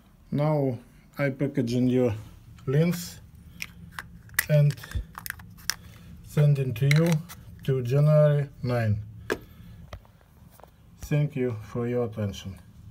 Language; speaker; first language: English; non-native, learner; Russian